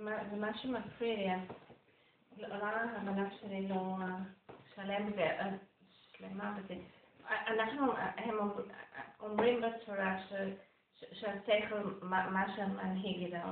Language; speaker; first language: Hebrew; non-native, learner; English